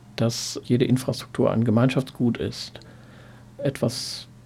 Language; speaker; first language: German; native; German